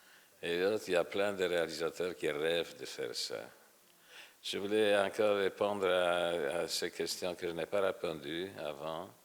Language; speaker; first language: French; non-native, fluent; Polish